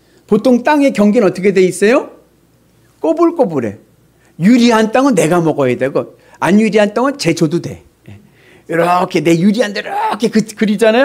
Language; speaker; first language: Korean; native; Korean